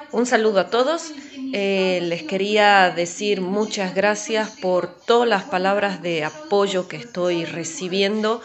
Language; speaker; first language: Spanish; non-native, fluent; Ukrainian